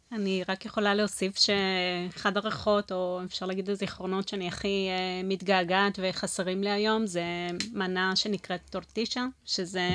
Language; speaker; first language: Hebrew; non-native, fluent; Spanish